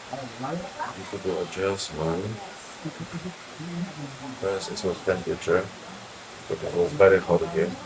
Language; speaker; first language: English; non-native, learner; Polish